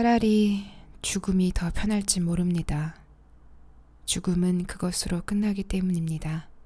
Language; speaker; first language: Korean; native; Korean